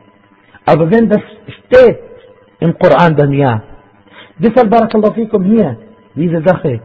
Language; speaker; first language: German; non-native, fluent; Arabic